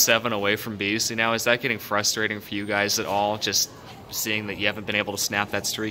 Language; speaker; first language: English; native; English